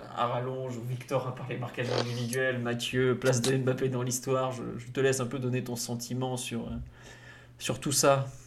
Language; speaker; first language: French; native; French